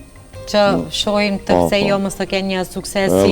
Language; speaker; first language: Albanian; native; Albanian